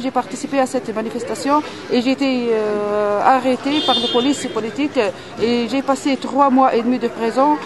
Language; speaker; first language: French; non-native, local second language; Arabic